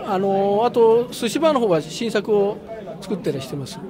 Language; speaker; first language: Japanese; native; Japanese